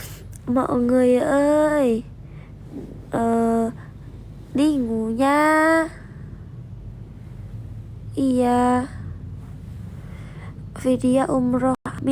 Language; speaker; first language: Vietnamese; non-native, learner; Indonesian